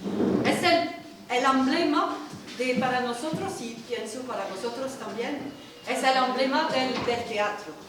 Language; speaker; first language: Spanish; non-native, learner; French